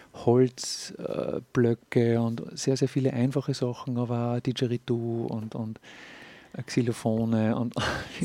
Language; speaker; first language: German; native; German